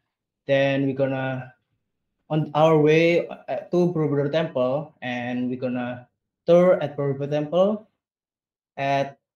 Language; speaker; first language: English; non-native, learner; Indonesian